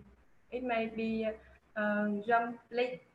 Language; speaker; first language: English; non-native, learner; Vietnamese